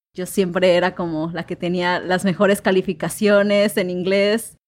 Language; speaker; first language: Spanish; native; Spanish